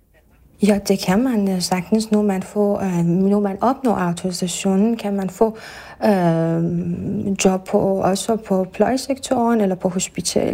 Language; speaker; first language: Danish; non-native, fluent; Persian